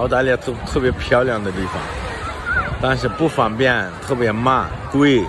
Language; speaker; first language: Chinese; non-native, fluent; English